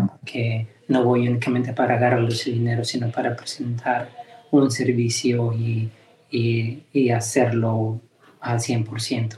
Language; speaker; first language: Spanish; early bilingual, heritage; Spanish